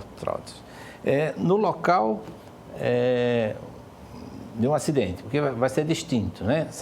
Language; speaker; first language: Portuguese; native; Portuguese